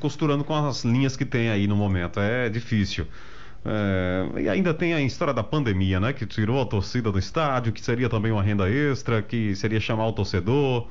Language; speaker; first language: Portuguese; native; Portuguese